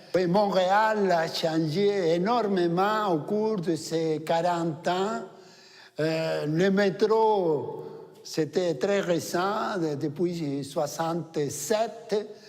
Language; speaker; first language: French; non-native, fluent; Spanish